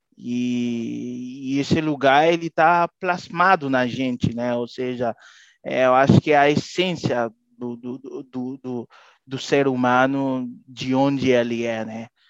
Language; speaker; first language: Portuguese; non-native, fluent; Haitian Creole